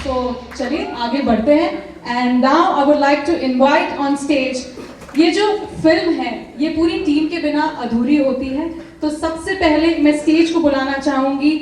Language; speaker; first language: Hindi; native; Hindi